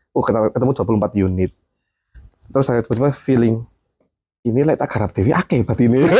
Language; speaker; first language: Indonesian; non-native, local second language; Javanese